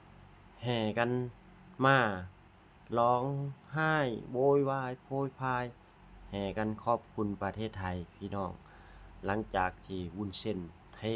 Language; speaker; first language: Thai; non-native, local second language; Lao